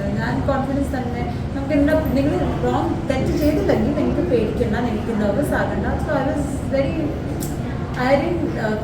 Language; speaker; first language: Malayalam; early bilingual, heritage; Malayalam